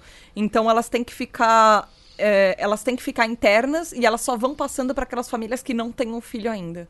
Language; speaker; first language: Portuguese; native; Portuguese